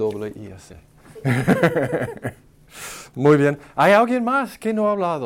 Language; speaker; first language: Spanish; non-native, fluent; English